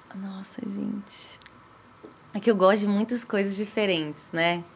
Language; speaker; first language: Portuguese; native; Portuguese